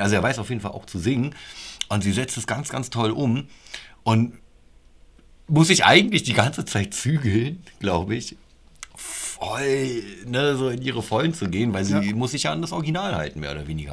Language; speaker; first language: German; native; German